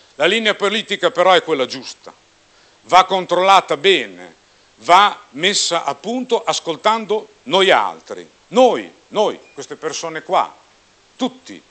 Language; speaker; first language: Italian; native; Italian